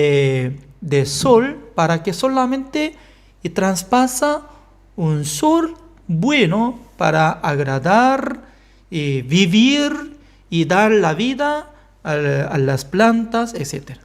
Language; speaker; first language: Spanish; non-native, fluent; Korean